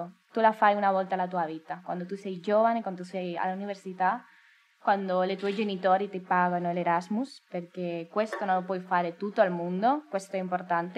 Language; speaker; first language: Italian; non-native, learner; Spanish